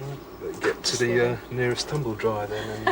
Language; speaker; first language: English; native; English